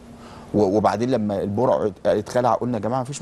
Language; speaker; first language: Arabic; native; Arabic